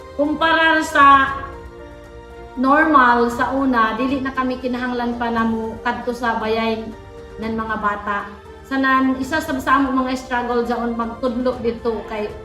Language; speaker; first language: Cebuano; non-native, local second language; Surigaonon